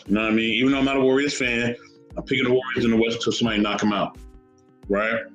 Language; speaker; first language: English; native; English